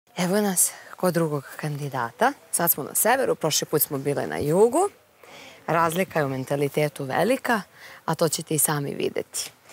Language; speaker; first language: Serbian; native; Serbian